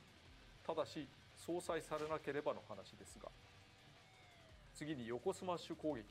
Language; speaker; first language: Japanese; native; Japanese